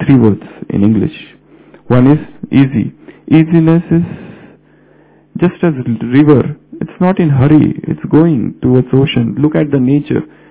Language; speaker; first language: English; non-native, local second language; Marathi